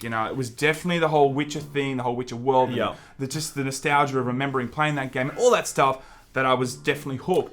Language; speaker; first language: English; native; English